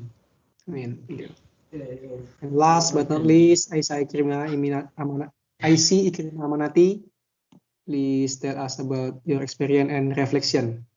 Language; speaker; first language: English; non-native, learner; Indonesian